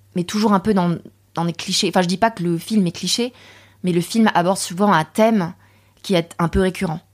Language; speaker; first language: French; native; French